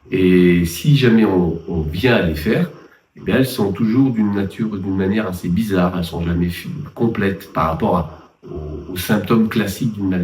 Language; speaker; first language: French; native; French